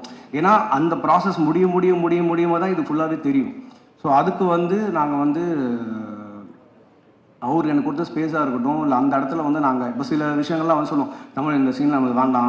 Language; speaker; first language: Tamil; native; Tamil